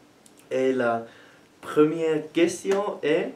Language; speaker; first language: French; non-native, learner; German